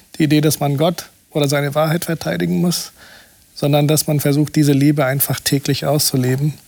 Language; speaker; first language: German; non-native, fluent; Portuguese